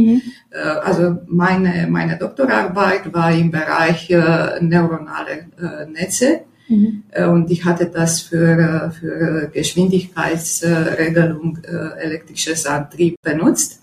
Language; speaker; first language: German; non-native, fluent; Romanian